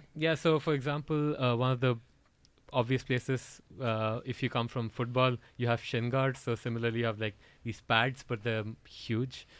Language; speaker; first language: English; non-native, local second language; Odia